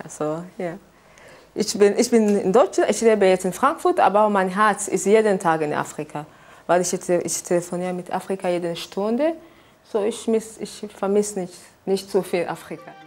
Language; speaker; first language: German; non-native, learner; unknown